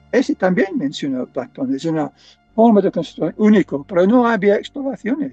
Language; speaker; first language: Spanish; non-native, fluent; English